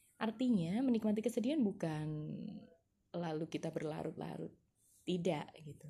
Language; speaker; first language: Indonesian; non-native, local second language; Javanese